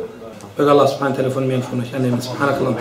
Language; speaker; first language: German; non-native, fluent; Arabic